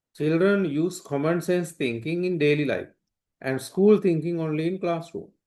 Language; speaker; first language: English; non-native, local second language; Sinhala